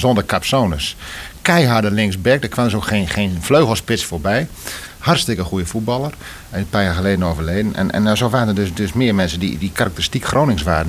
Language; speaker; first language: Dutch; native; Dutch